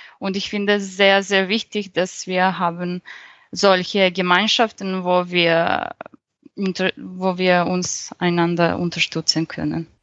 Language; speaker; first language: German; non-native, fluent; Serbian